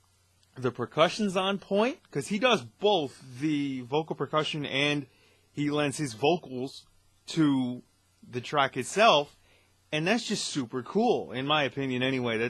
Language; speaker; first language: English; native; English